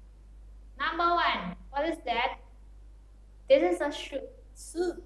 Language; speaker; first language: English; non-native, fluent; Indonesian